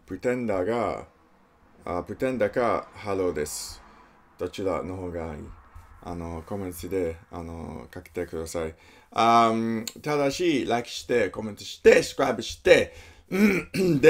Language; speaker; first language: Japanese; non-native, learner; English